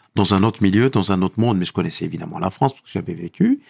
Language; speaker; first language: French; non-native, local second language; Arabic